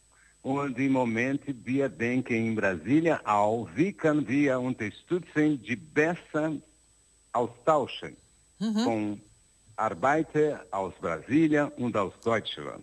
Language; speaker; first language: German; non-native, learner; Portuguese